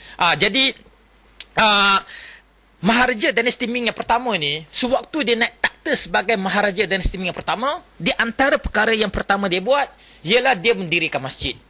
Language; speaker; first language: Malay; non-native, local second language; Chinese